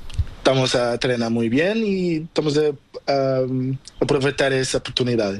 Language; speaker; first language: Spanish; non-native, learner; Portuguese